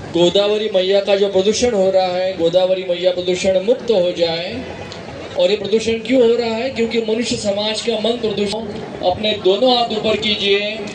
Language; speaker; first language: Hindi; non-native, local second language; Marathi